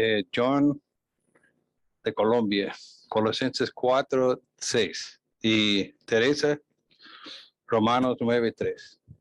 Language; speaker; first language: Spanish; non-native, fluent; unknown